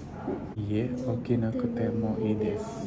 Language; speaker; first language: Japanese; non-native, learner; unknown